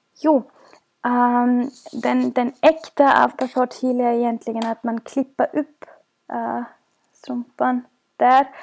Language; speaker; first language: Swedish; non-native, fluent; German